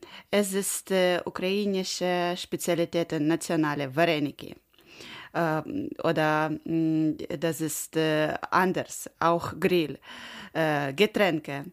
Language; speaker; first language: German; non-native, learner; Ukrainian